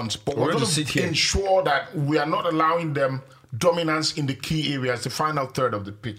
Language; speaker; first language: English; non-native, local second language; Yoruba